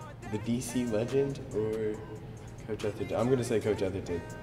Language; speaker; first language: English; early bilingual, other home language; Portuguese